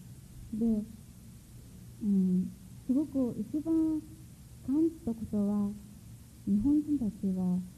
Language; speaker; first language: Japanese; non-native, fluent; Mongolian